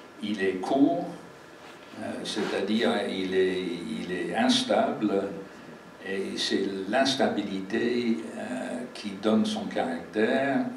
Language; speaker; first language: French; non-native, fluent; English